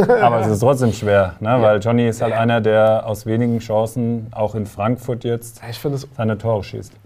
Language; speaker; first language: German; native; German